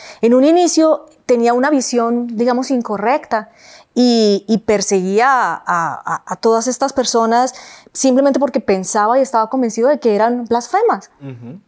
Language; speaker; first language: Spanish; native; Spanish